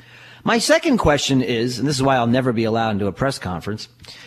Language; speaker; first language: English; native; English